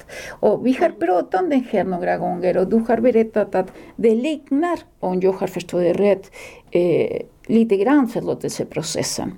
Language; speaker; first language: Swedish; non-native, fluent; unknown